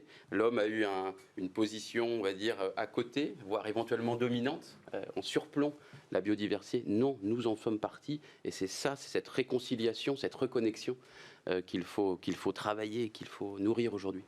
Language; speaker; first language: French; native; French